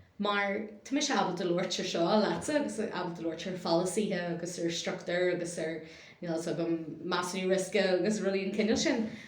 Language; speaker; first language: Irish; non-native, local second language; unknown